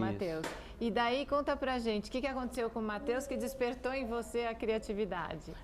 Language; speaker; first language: Portuguese; native; Portuguese